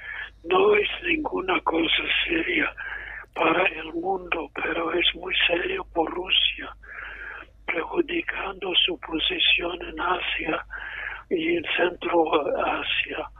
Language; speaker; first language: Spanish; non-native, fluent; English